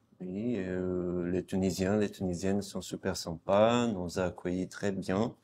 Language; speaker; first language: French; non-native, fluent; Portuguese